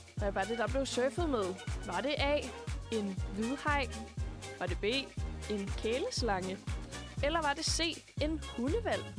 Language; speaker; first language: Danish; native; Danish